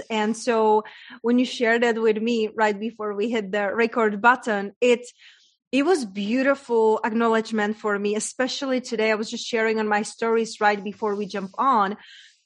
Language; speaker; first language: English; non-native, fluent; Czech